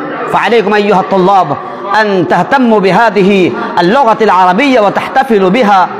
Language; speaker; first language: Arabic; non-native, fluent; Urdu